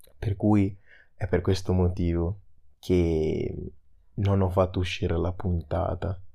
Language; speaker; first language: Italian; early bilingual, other home language; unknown